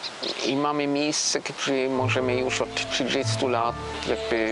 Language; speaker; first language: Polish; non-native, fluent; German